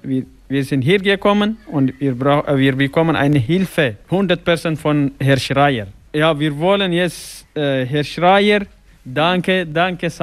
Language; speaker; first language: German; non-native, learner; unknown